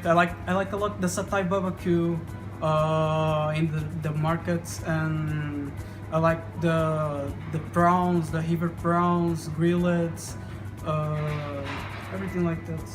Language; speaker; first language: English; non-native, learner; Portuguese